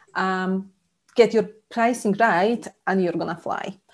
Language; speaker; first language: English; non-native, fluent; Polish